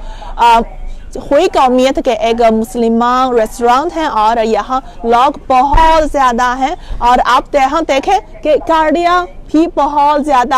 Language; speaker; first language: Hindi; non-native, learner; Chinese